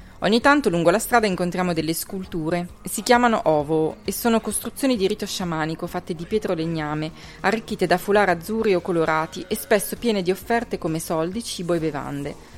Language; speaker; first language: Italian; native; Italian